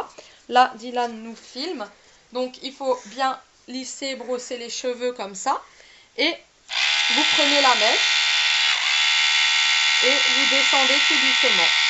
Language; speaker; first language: French; native; French